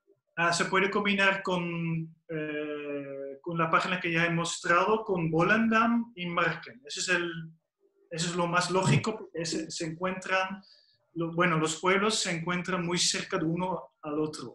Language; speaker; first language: Spanish; non-native, fluent; Dutch